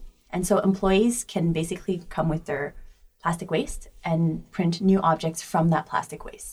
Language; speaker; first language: English; native; English